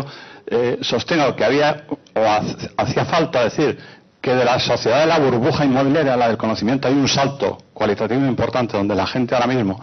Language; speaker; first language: Spanish; native; Spanish